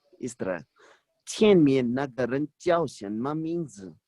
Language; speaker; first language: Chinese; non-native, fluent; Urdu